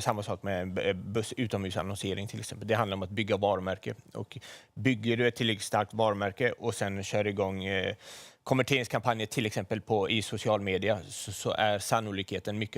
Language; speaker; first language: Swedish; native; Swedish